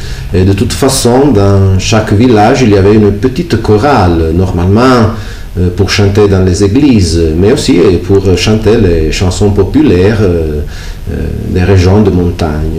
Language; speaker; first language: French; non-native, local second language; Italian